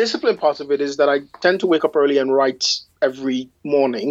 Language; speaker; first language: English; native; English